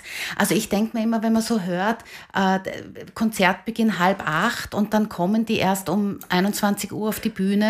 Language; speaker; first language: German; native; German